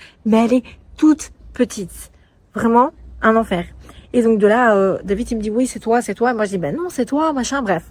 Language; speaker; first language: French; native; French